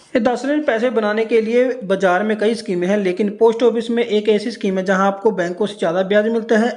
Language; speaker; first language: Hindi; non-native, local second language; Punjabi